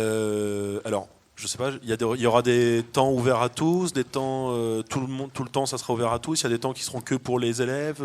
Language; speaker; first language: French; native; French